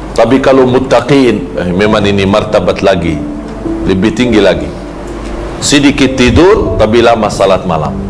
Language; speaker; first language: Malay; non-native, fluent; Arabic